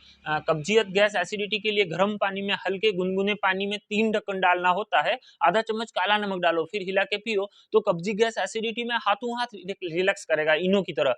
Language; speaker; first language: Hindi; native; Hindi